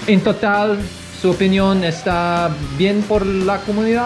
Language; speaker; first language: Spanish; non-native, learner; English